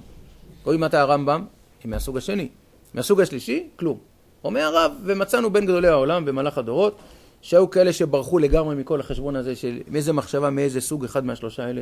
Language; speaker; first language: Hebrew; native; Hebrew